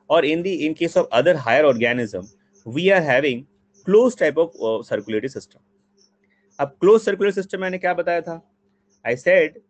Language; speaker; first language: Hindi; non-native, local second language; Bangla